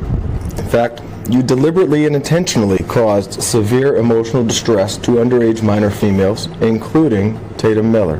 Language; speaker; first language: English; native; English